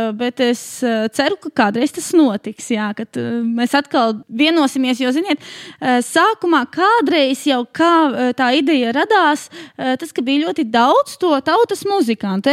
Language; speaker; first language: Latvian; native; Latvian